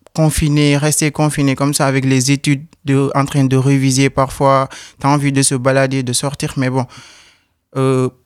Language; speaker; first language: French; non-native, local second language; Wolof